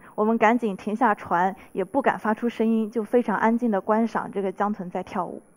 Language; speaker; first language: Chinese; native; Chinese